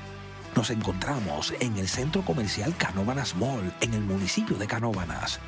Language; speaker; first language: Spanish; native; Spanish